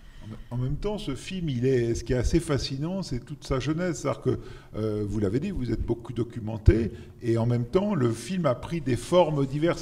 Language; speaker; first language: French; native; French